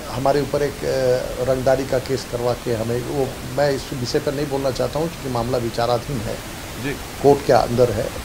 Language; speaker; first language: Hindi; native; Hindi